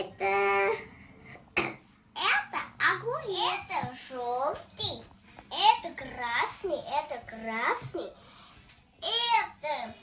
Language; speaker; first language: Russian; non-native, learner; Armenian